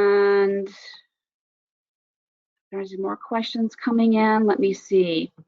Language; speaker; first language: English; native; English